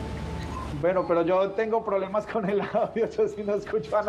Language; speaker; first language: Spanish; native; Spanish